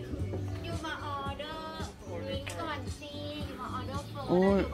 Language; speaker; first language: English; non-native, learner; Thai